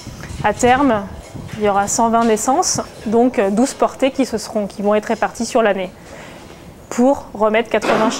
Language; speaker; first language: French; native; French